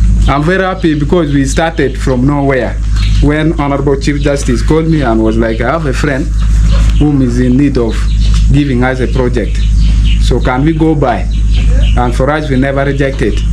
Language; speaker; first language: English; non-native, local second language; Acoli